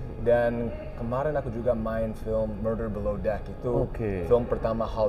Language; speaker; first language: Indonesian; early bilingual, heritage; English